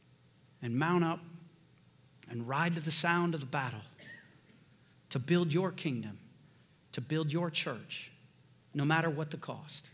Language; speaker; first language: English; native; English